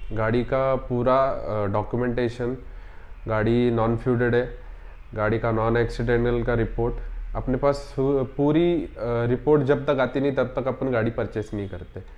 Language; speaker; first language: Hindi; non-native, local second language; Marathi